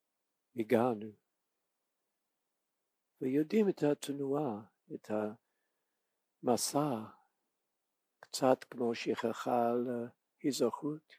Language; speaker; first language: Hebrew; non-native, fluent; English